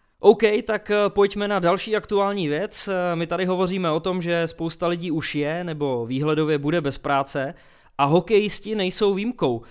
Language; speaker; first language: Czech; native; Czech